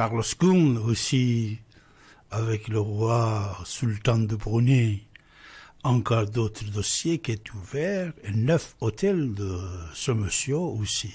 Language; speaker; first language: French; non-native, fluent; Persian